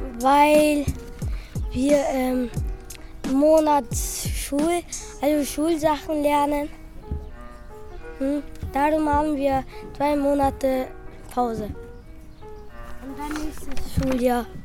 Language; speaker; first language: German; early bilingual, other home language; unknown